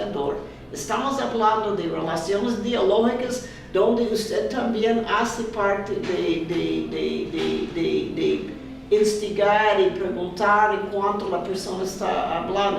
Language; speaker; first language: Spanish; non-native, fluent; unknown